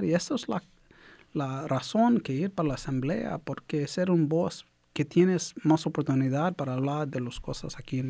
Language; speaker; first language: Spanish; early bilingual, heritage; English